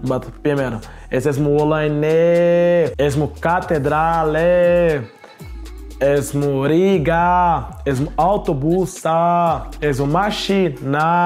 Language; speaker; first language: Latvian; non-native, learner; Portuguese